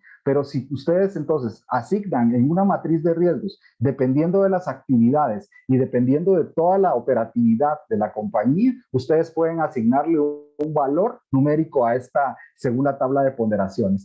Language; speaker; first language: Spanish; native; Spanish